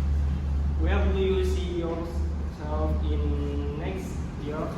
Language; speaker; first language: English; non-native, learner; Indonesian